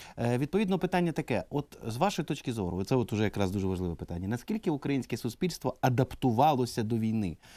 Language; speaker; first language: Ukrainian; native; Ukrainian